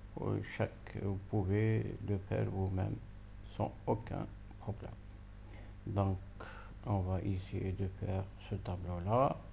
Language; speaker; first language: French; non-native, local second language; Arabic